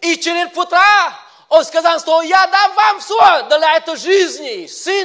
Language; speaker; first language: Russian; non-native, learner; Vietnamese